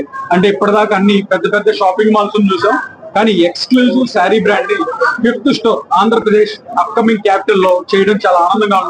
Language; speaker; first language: Telugu; native; Telugu